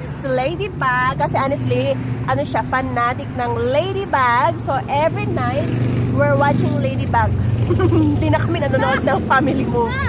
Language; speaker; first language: Filipino; non-native, local second language; Cebuano